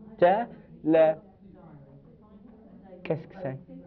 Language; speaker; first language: French; non-native, learner; English